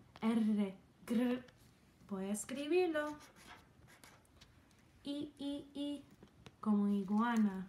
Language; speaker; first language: Spanish; non-native, fluent; English